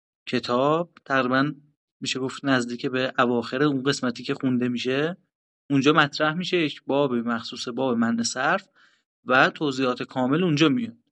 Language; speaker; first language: Persian; native; Persian